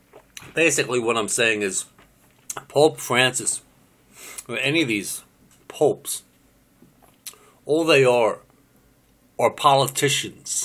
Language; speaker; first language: English; native; English